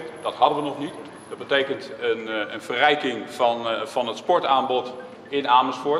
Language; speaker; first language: Dutch; native; Dutch